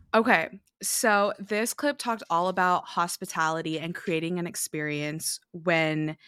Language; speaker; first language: English; early bilingual, other home language; Filipino